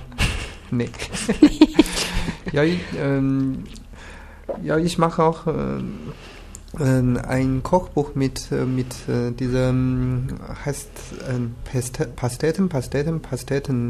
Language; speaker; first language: German; non-native, learner; Chinese